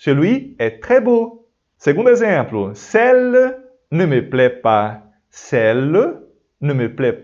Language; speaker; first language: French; non-native, fluent; Portuguese